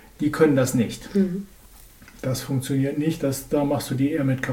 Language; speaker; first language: German; native; German